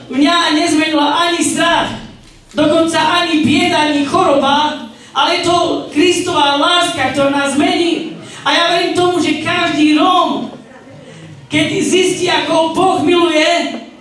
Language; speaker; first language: Slovak; non-native, local second language; Romany